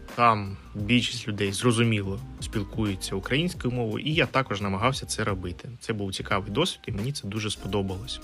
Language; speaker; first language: Ukrainian; non-native, local second language; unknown